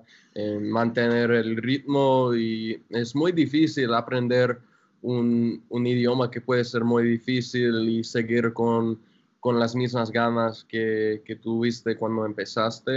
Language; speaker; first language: Spanish; non-native, fluent; English